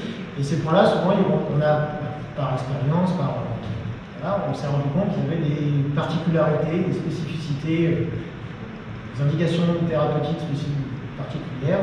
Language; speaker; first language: French; native; French